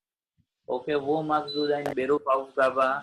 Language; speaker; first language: German; non-native, learner; Gujarati